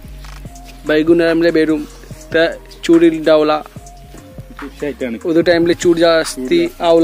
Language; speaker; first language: Malayalam; non-native, learner; Hindi